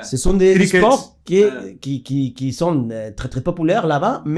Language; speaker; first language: French; non-native, fluent; Spanish